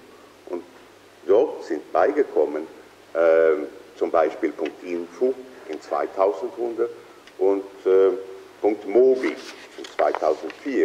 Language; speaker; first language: German; non-native, fluent; Swedish